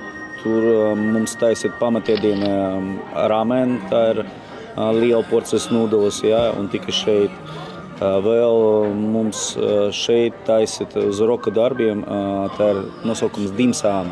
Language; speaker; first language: Latvian; non-native, local second language; Russian